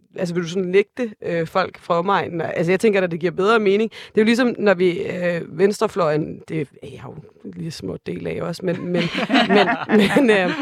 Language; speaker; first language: Danish; native; Danish